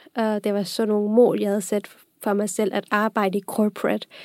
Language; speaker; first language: Danish; non-native, fluent; Urdu